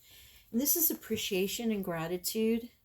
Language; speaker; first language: English; native; English